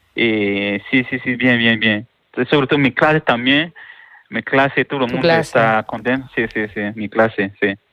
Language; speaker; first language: Spanish; non-native, learner; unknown